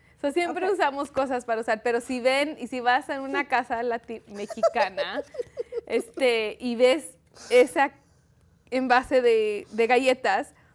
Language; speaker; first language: Spanish; early bilingual, heritage; Spanish